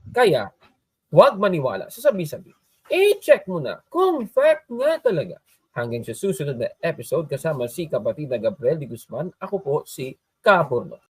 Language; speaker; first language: Filipino; native; Filipino